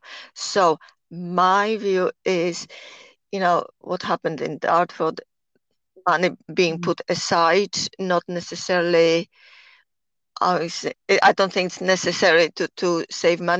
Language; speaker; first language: English; non-native, fluent; Polish